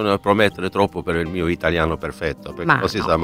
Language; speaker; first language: Italian; non-native, fluent; Swedish